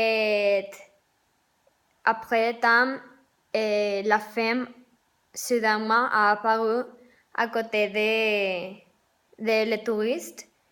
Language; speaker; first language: French; non-native, learner; Spanish